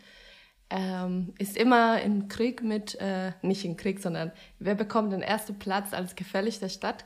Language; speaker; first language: German; non-native, fluent; Spanish